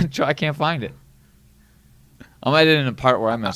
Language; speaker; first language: English; native; English